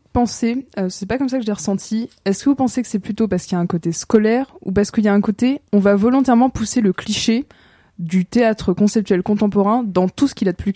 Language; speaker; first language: French; native; French